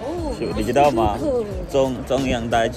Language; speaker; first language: Chinese; non-native, learner; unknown